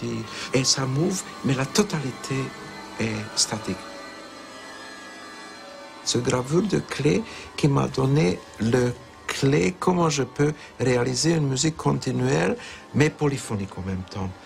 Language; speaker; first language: French; non-native, fluent; Hungarian